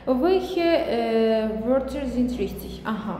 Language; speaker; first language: German; non-native, fluent; Azerbaijani